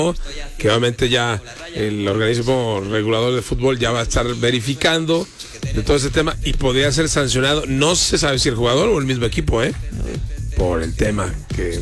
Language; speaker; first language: Spanish; native; Spanish